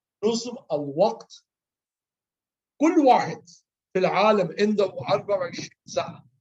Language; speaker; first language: Arabic; non-native, learner; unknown